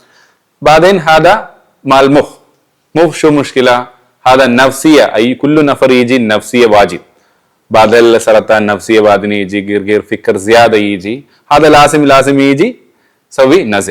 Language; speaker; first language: Arabic; non-native, learner; Malayalam